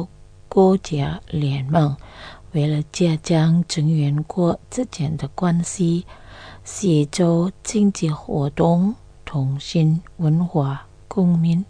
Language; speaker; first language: Chinese; non-native, learner; Indonesian